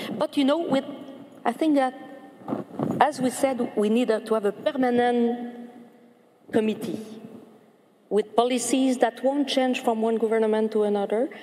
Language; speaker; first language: English; non-native, fluent; French